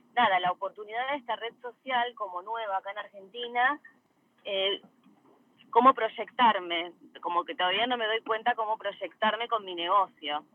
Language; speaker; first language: Spanish; native; Spanish